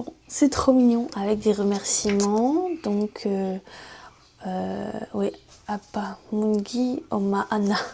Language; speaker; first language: French; native; French